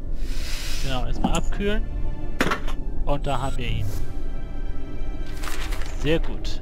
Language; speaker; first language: German; native; German